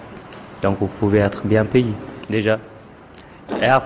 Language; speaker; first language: French; non-native, fluent; Tamil